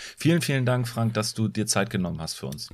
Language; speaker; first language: German; native; German